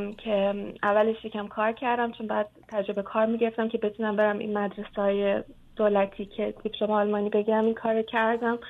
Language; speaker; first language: Persian; early bilingual, heritage; Persian